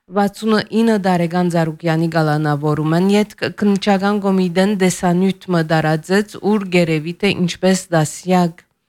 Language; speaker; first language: Armenian; early bilingual, heritage; Armenian